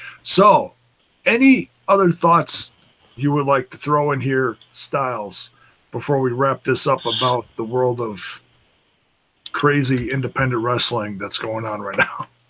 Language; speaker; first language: English; native; English